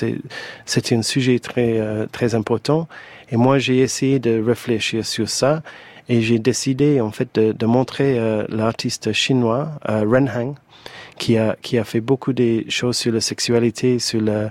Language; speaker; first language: French; non-native, fluent; English